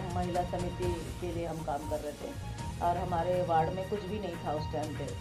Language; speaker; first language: Hindi; native; Hindi